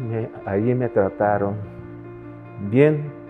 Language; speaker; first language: Spanish; non-native, fluent; Papiamento